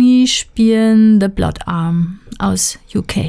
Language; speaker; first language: German; native; German